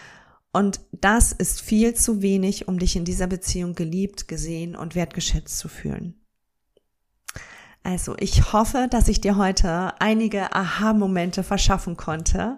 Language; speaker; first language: German; native; German